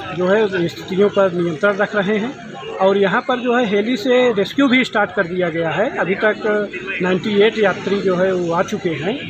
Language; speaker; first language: Hindi; native; Hindi